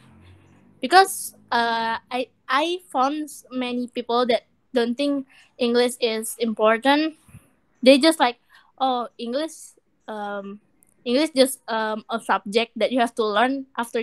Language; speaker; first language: English; non-native, learner; Indonesian